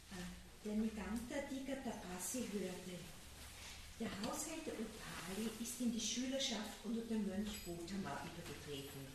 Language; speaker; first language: German; native; German